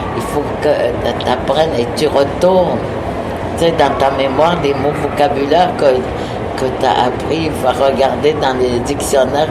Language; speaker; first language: French; non-native, local second language; Innu-aimun